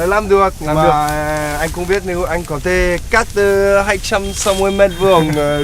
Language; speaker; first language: Vietnamese; non-native, learner; French